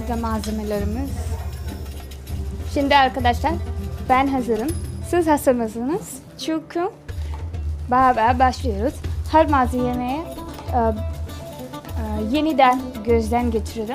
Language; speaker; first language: Turkish; non-native, learner; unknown